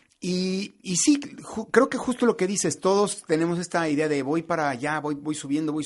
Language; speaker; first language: Spanish; native; Spanish